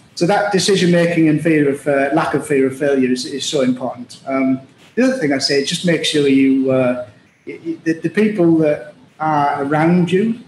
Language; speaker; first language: English; native; English